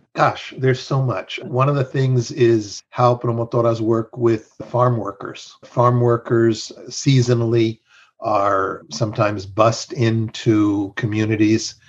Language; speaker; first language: English; early bilingual, other home language; Spanish